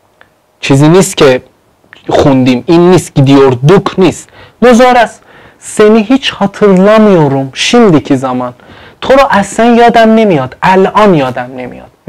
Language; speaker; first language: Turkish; non-native, fluent; Persian